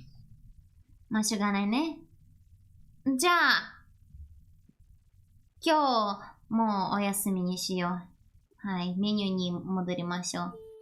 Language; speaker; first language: Japanese; non-native, learner; English